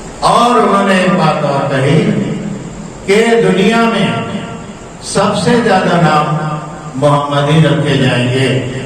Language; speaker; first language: Urdu; native; Urdu